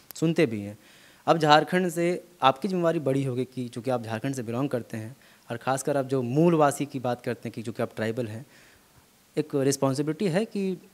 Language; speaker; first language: Hindi; native; Hindi